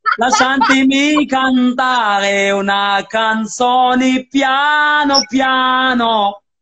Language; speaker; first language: Italian; non-native, learner; Arabic